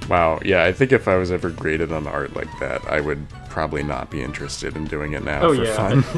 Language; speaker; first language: English; native; English